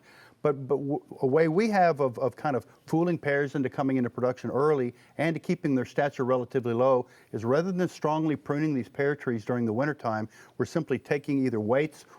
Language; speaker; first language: English; native; English